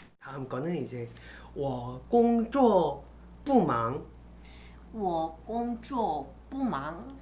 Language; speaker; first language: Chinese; non-native, fluent; Korean